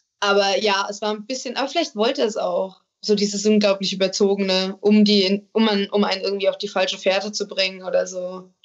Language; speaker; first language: German; early bilingual, other home language; English